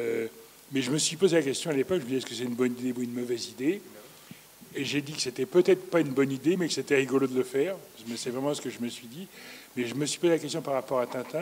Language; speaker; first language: French; native; French